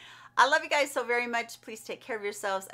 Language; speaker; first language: English; native; English